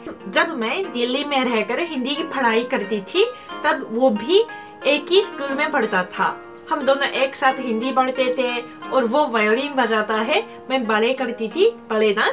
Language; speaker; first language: Hindi; non-native, fluent; Japanese